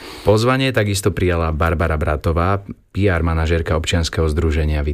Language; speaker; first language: Slovak; native; Slovak